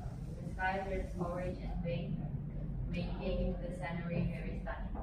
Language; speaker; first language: English; non-native, learner; Indonesian